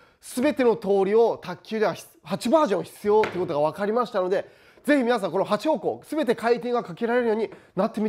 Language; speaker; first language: Japanese; native; Japanese